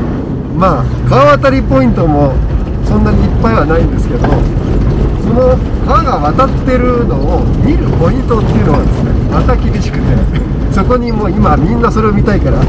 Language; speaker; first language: Japanese; native; Japanese